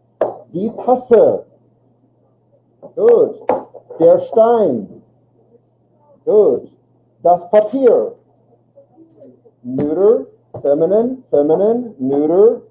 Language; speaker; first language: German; non-native, fluent; English